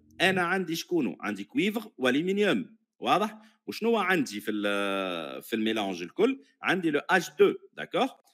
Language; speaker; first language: French; non-native, local second language; Arabic